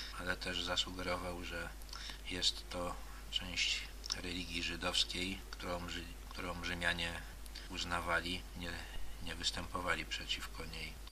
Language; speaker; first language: Polish; native; Polish